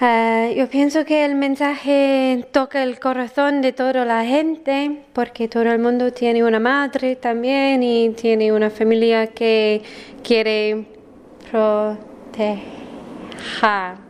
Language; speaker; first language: Spanish; non-native, learner; English